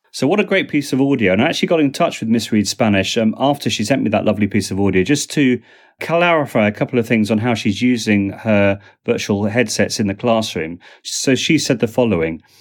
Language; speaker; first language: English; native; English